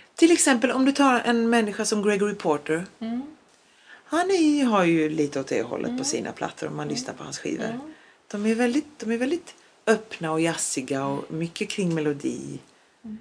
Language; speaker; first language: Swedish; non-native, local second language; Polish